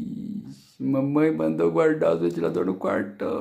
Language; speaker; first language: Portuguese; native; Portuguese